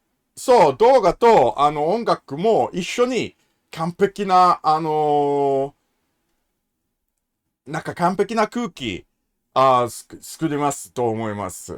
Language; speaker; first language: Japanese; non-native, learner; English